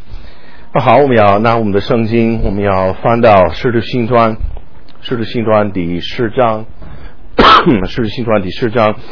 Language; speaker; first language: Chinese; non-native, fluent; English